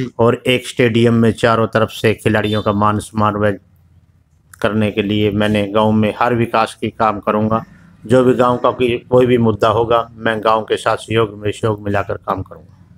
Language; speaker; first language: Hindi; native; Hindi